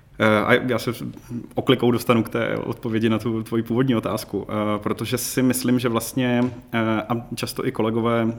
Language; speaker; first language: Czech; native; Czech